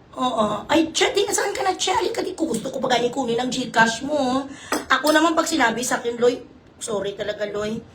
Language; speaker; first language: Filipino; non-native, local second language; Hiligaynon